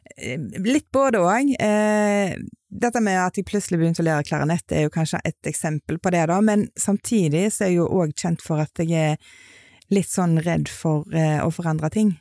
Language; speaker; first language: Norwegian; native; Norwegian